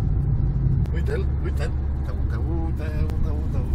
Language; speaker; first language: Romanian; native; Romanian